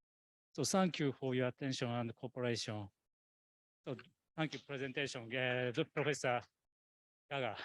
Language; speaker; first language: English; non-native, learner; Japanese